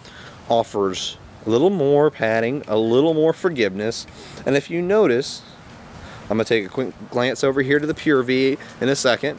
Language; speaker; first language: English; native; English